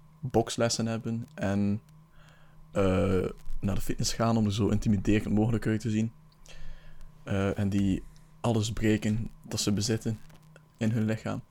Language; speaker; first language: Dutch; native; Dutch